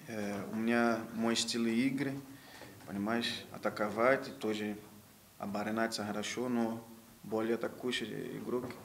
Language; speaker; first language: Russian; non-native, learner; Portuguese